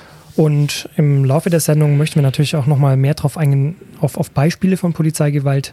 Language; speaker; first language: German; native; German